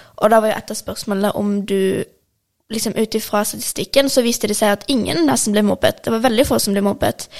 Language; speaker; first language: Norwegian; early bilingual, other home language; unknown